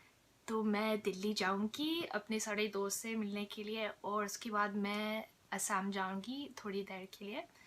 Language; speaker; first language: Hindi; non-native, fluent; English